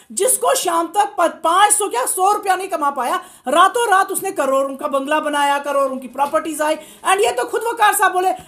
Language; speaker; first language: Hindi; non-native, local second language; Kashmiri